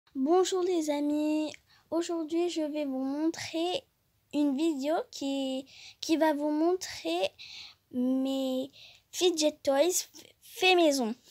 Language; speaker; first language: French; non-native, fluent; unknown